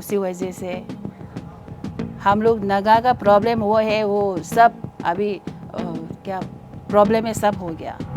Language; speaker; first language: Hindi; non-native, local second language; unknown